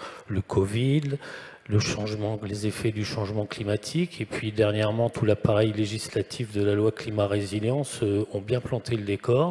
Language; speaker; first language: French; native; French